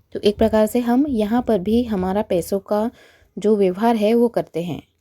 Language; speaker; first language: Hindi; non-native, local second language; Marathi